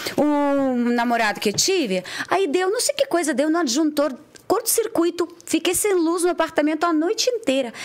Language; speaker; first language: Portuguese; non-native, fluent; Russian